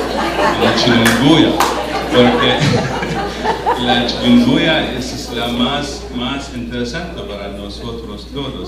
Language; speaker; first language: Spanish; non-native, fluent; Arabic